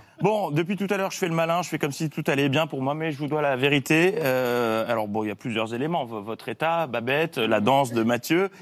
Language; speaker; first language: French; native; French